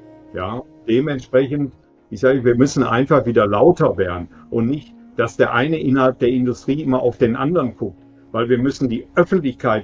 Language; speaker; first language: German; native; German